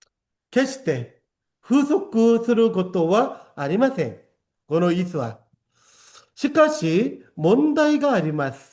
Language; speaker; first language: Japanese; non-native, fluent; Korean